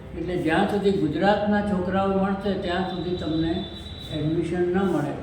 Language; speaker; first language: Gujarati; early bilingual, other home language; Sindhi